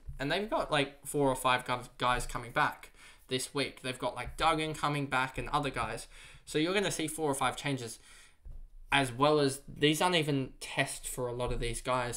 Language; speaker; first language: English; native; English